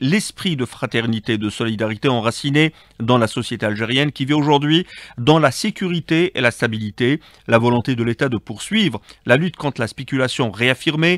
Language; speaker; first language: French; non-native, local second language; Arabic